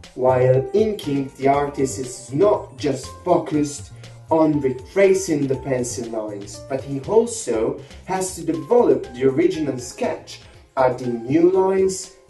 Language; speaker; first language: English; non-native, fluent; Italian